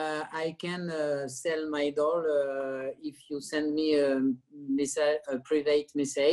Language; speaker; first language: English; non-native, learner; French